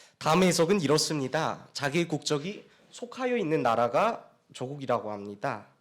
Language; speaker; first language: Korean; native; Korean